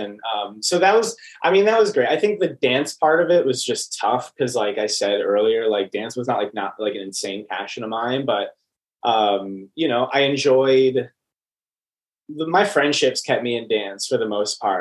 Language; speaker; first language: English; native; English